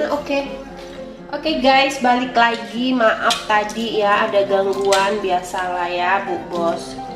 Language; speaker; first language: Indonesian; native; Indonesian